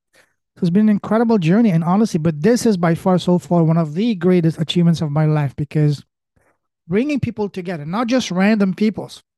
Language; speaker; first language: English; early bilingual, other home language; French